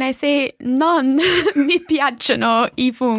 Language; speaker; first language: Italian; non-native, learner; English